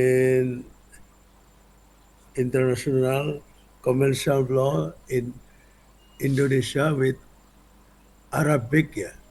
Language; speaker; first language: English; non-native, learner; Indonesian